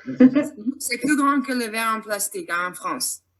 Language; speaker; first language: French; non-native, fluent; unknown